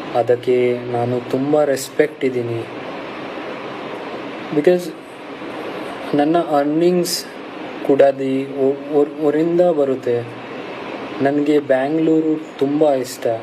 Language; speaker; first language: Kannada; non-native, local second language; Hindi